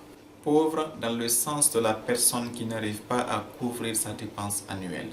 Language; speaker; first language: French; non-native, local second language; Fula